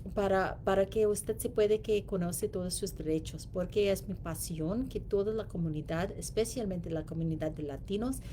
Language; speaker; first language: Spanish; non-native, learner; English